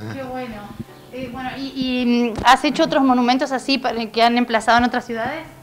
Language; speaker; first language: Spanish; native; Spanish